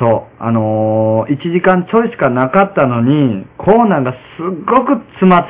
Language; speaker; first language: Japanese; native; Japanese